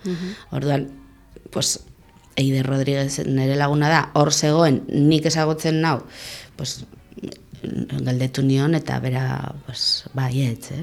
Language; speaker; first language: Basque; non-native, local second language; Spanish